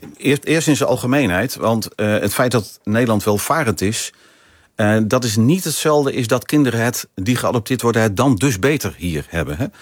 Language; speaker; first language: Dutch; native; Dutch